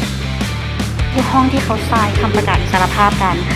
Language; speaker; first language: Thai; native; Thai